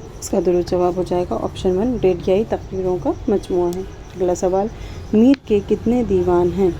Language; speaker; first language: Urdu; native; Urdu